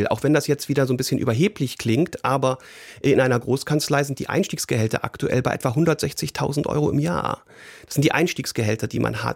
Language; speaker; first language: German; native; German